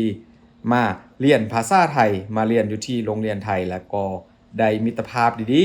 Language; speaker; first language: Thai; non-native, local second language; Northeastern Thai